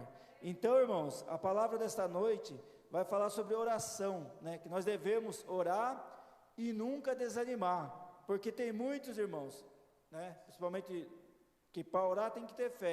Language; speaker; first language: Portuguese; native; Portuguese